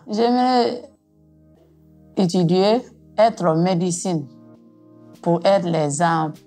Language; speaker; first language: French; non-native, local second language; Mandingo